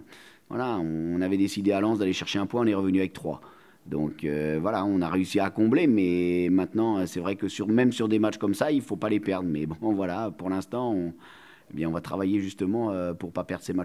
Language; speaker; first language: French; native; French